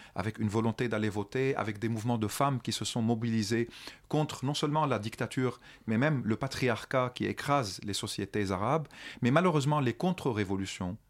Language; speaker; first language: French; non-native, local second language; Arabic